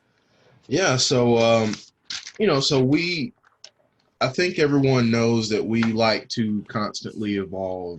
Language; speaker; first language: English; native; English